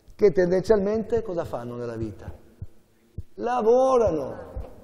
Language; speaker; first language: Italian; native; Italian